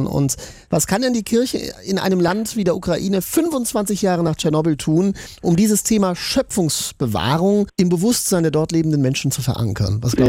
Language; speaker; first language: German; native; German